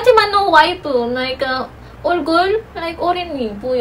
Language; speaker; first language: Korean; non-native, learner; Filipino